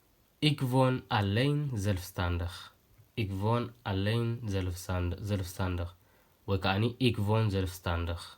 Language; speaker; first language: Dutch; non-native, learner; Tigrinya